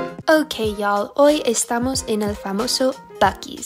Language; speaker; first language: Spanish; non-native, fluent; English